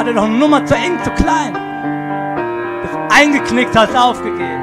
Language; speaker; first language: German; native; German